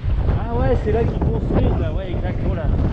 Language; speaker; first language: French; native; French